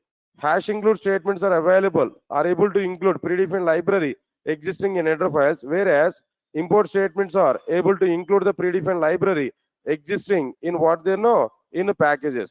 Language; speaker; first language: English; non-native, local second language; Telugu